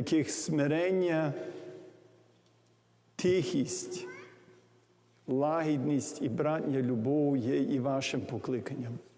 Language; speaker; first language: Ukrainian; early bilingual, heritage; English